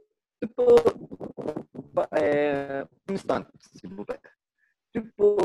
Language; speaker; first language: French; non-native, learner; Portuguese